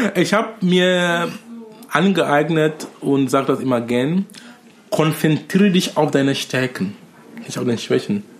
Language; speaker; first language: German; non-native, fluent; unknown